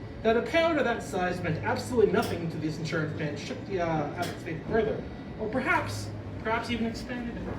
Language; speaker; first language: English; native; English